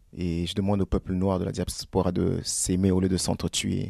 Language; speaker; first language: French; non-native, local second language; Lingala